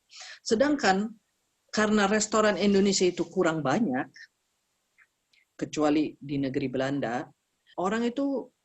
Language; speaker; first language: Indonesian; early bilingual, heritage; Indonesian